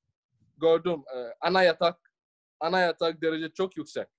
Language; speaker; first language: Turkish; non-native, learner; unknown